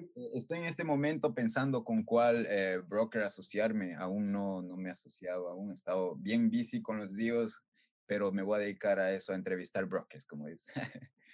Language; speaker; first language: Spanish; native; Spanish